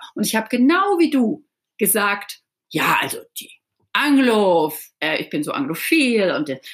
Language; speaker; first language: German; native; German